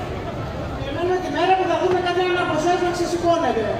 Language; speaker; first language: Greek; native; Greek